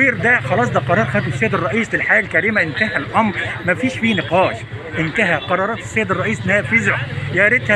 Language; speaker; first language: Arabic; native; Arabic